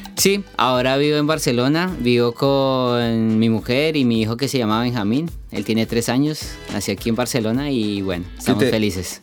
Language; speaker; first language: Spanish; native; Spanish